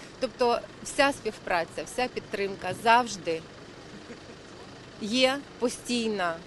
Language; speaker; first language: Ukrainian; non-native, local second language; Russian